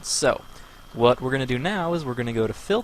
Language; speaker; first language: English; native; English